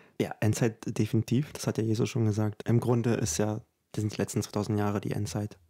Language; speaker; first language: German; early bilingual, other home language; Ukrainian